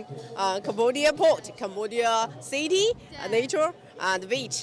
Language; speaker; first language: English; non-native, learner; Chinese